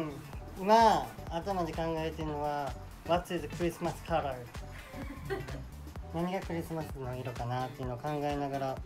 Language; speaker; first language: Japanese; non-native, fluent; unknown